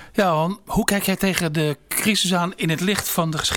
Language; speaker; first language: Dutch; native; Dutch